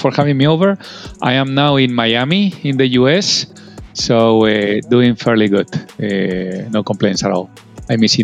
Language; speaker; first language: English; non-native, fluent; Spanish